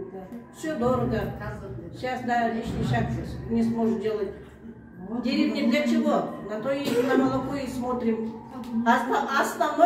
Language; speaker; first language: Russian; non-native, local second language; Kyrgyz